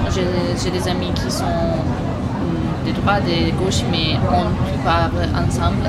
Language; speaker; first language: French; non-native, fluent; Italian